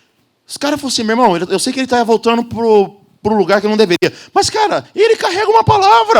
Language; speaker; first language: Portuguese; native; Portuguese